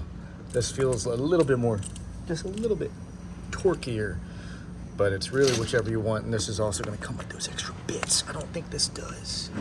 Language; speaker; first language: English; native; English